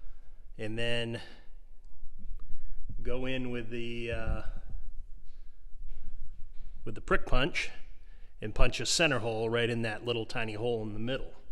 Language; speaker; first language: English; native; English